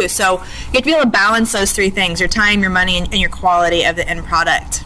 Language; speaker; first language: English; native; English